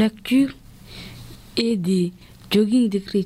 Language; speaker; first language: French; early bilingual, other home language; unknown